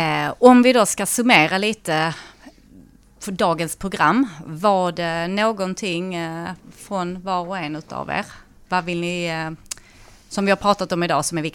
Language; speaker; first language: Swedish; native; Swedish